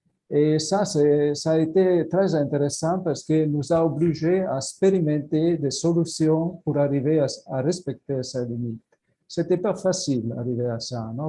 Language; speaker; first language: French; non-native, fluent; Italian